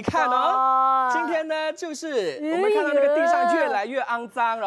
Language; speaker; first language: Chinese; native; Chinese